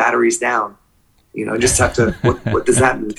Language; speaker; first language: English; native; English